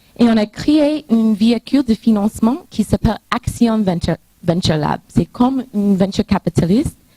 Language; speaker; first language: French; non-native, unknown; English